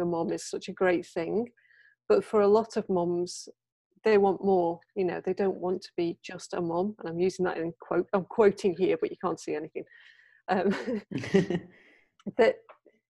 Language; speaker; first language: English; native; English